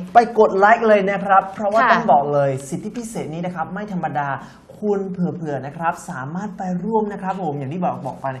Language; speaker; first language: Thai; non-native, fluent; Chinese